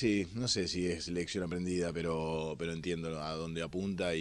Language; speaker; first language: Spanish; native; Spanish